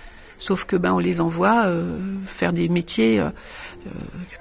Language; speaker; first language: French; native; French